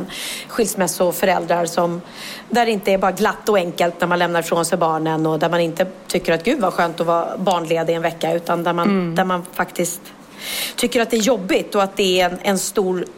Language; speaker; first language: Swedish; native; Swedish